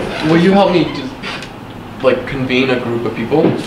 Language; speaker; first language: English; early bilingual, other home language; Spanish